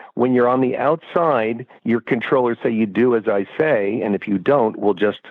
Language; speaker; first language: English; native; English